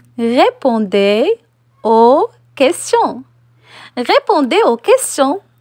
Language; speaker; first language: French; non-native, local second language; Arabic